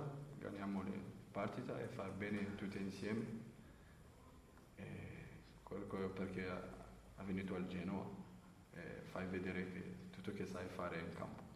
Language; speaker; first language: Italian; non-native, learner; French